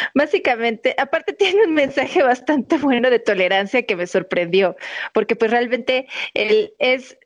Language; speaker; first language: Spanish; native; Spanish